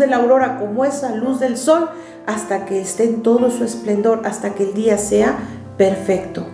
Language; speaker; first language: Spanish; native; Spanish